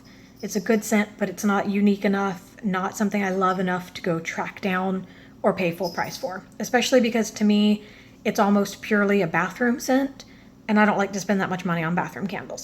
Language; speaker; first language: English; native; English